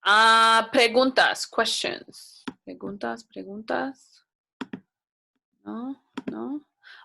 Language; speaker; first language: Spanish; non-native, fluent; English